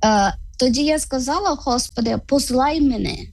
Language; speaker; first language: Ukrainian; non-native, learner; Malayalam